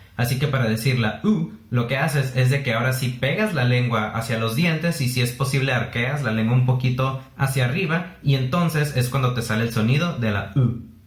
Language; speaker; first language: Spanish; native; Spanish